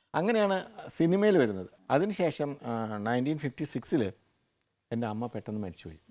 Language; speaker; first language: Malayalam; native; Malayalam